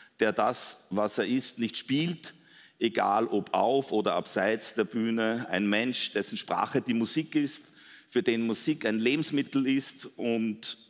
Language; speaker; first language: German; native; German